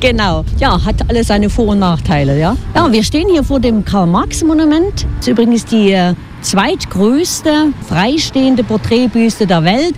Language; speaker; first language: German; native; German